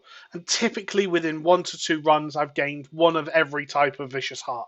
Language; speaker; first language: English; native; English